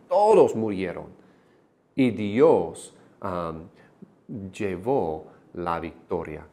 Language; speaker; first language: Spanish; non-native, fluent; English